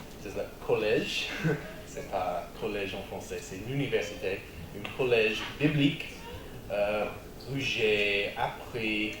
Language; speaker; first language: French; non-native, learner; English